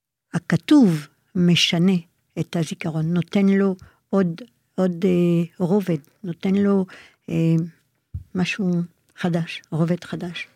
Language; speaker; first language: Hebrew; non-native, fluent; French